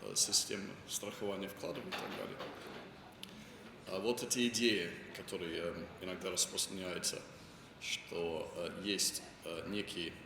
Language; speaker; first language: Russian; non-native, fluent; English